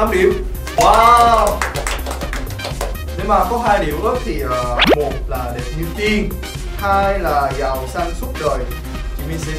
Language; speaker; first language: Vietnamese; non-native, fluent; Korean